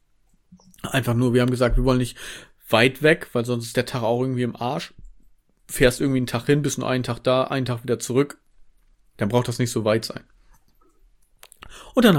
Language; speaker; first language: German; native; German